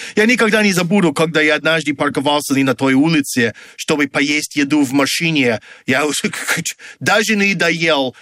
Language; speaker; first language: Russian; non-native, fluent; English